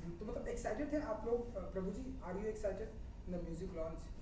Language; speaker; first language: Hindi; native; Hindi